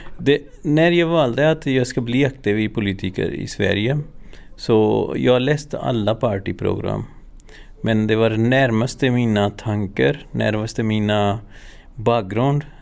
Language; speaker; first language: Swedish; non-native, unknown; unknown